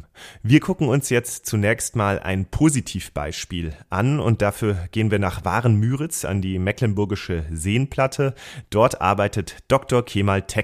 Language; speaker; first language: German; native; German